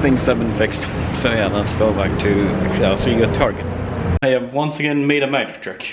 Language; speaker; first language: English; non-native, fluent; Swedish